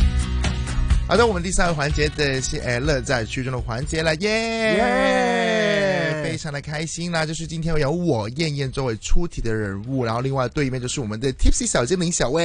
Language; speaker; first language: Chinese; non-native, local second language; Cantonese